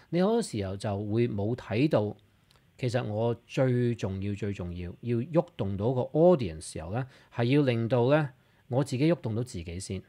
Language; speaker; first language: Cantonese; early bilingual, heritage; English